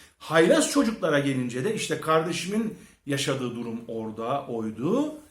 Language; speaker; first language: Turkish; early bilingual, heritage; Turkish